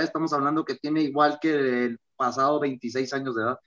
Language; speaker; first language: Spanish; native; Spanish